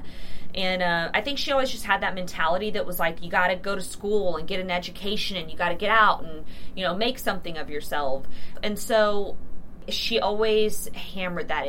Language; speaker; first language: English; native; English